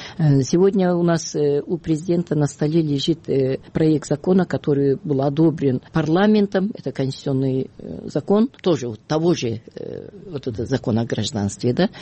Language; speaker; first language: Russian; non-native, local second language; Kyrgyz